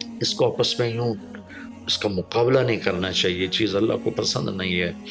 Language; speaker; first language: Urdu; native; Urdu